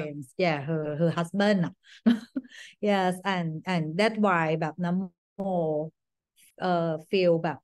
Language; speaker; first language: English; non-native, learner; Thai